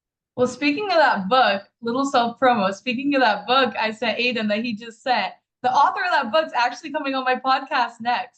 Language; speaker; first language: English; native; English